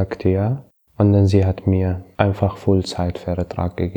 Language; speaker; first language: German; non-native, learner; Arabic